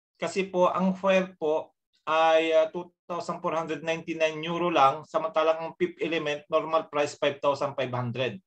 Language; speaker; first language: Filipino; native; Filipino